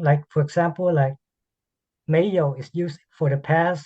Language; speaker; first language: English; non-native, learner; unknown